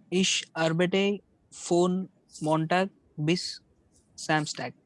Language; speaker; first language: German; non-native, learner; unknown